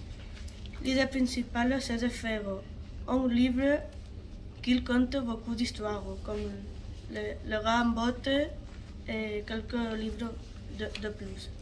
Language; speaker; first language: French; non-native, learner; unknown